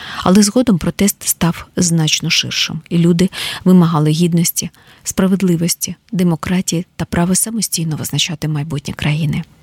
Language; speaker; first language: Ukrainian; native; Ukrainian